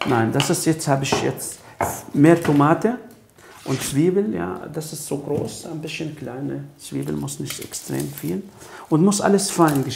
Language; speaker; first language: German; non-native, fluent; Arabic